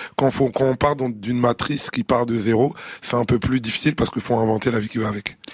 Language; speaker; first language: French; early bilingual, other home language; Lingala